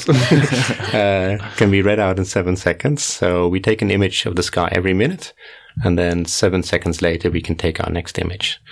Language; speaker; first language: English; non-native, fluent; Dutch